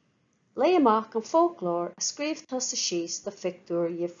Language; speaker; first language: Irish; non-native, fluent; English